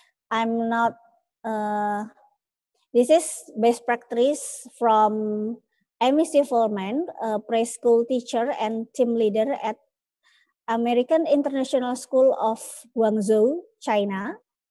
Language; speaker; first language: English; non-native, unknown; Indonesian